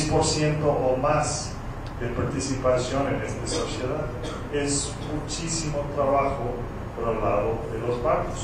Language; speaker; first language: Spanish; non-native, fluent; English